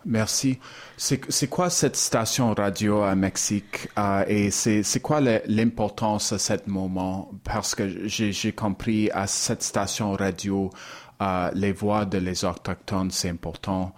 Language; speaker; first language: French; non-native, learner; English